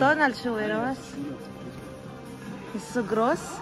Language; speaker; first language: German; non-native, learner; Filipino